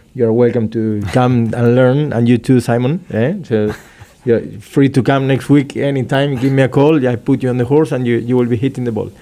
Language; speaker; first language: English; non-native, fluent; Spanish